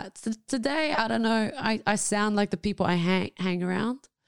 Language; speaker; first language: English; non-native, fluent; Arabic